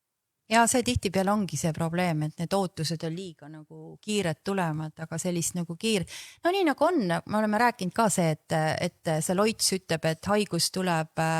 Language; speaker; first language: Estonian; native; Estonian